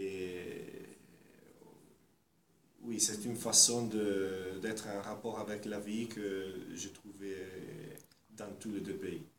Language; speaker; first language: French; non-native, fluent; Italian